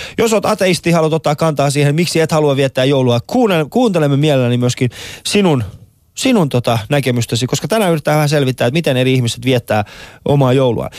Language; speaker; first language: Finnish; non-native, fluent; Persian